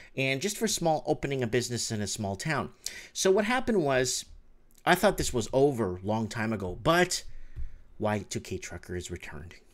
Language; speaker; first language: English; native; English